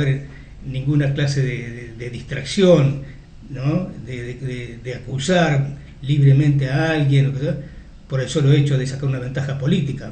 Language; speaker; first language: Spanish; native; Spanish